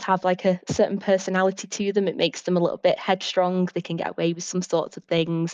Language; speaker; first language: English; native; English